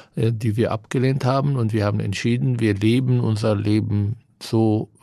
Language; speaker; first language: German; non-native, fluent; Hebrew